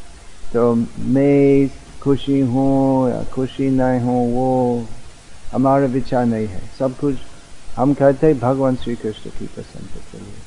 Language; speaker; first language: Hindi; non-native, learner; English